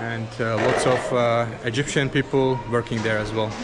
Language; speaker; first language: English; non-native, fluent; Azerbaijani